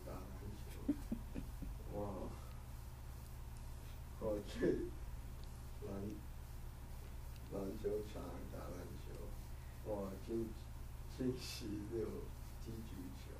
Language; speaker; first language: Chinese; non-native, learner; Thai